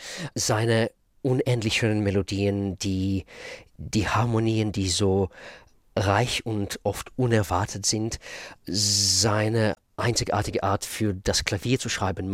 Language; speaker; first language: German; non-native, fluent; Russian